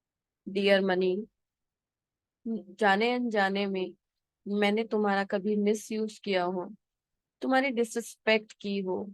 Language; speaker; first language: Hindi; native; Hindi